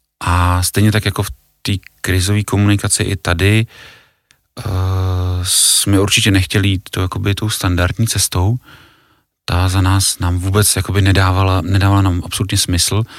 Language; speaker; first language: Czech; native; Czech